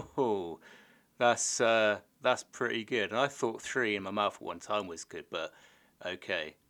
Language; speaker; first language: English; native; English